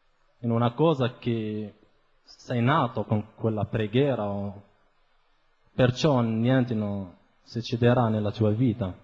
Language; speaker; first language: Italian; non-native, fluent; Arabic